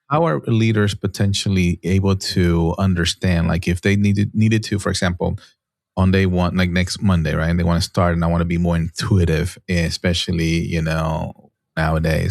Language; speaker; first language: English; non-native, fluent; Spanish